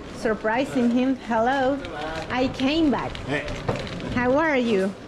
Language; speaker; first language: English; non-native, fluent; Spanish